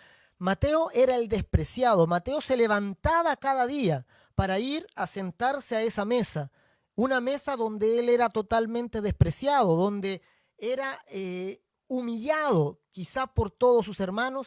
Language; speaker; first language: Spanish; native; Spanish